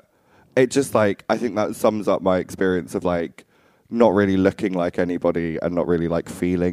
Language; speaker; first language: English; native; English